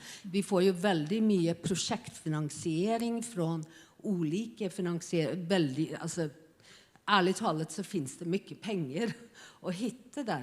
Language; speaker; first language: Swedish; non-native, fluent; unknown